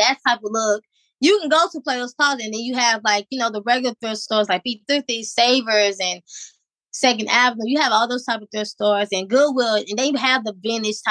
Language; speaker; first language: English; native; English